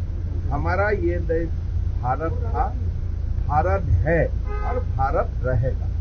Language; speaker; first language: Hindi; non-native, local second language; Gujarati